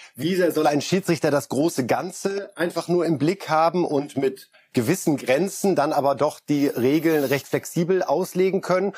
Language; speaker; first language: German; native; German